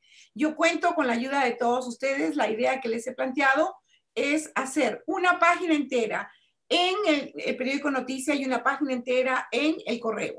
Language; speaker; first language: Spanish; native; Spanish